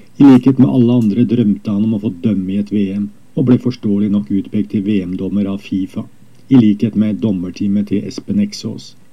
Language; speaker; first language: Norwegian; native; Norwegian